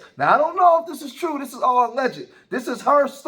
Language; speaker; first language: English; native; English